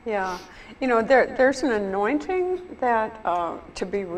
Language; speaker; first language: English; native; English